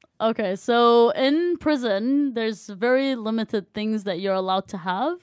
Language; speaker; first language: English; non-native, fluent; Arabic